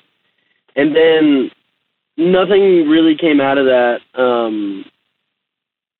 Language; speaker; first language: English; native; English